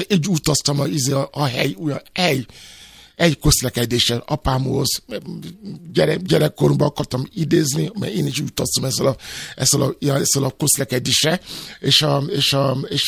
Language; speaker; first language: Hungarian; non-native, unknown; Yoruba